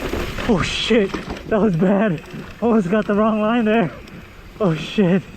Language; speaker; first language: English; native; English